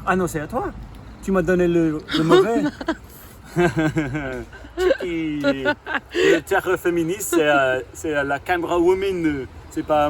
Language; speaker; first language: French; non-native, fluent; English